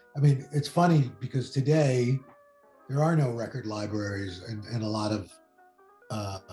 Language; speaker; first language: English; native; English